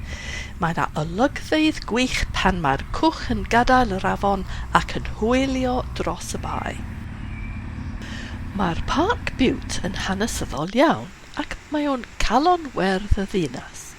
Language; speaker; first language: Welsh; non-native, fluent; English